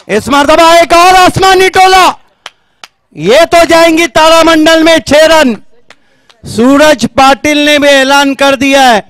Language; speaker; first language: Hindi; non-native, local second language; Marathi